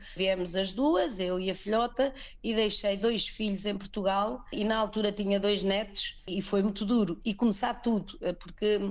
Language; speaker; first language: Portuguese; native; Portuguese